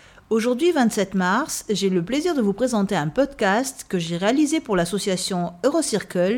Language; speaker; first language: French; native; French